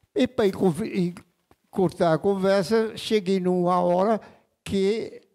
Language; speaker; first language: Portuguese; non-native, fluent; Italian